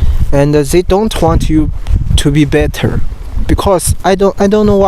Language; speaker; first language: English; non-native, learner; Chinese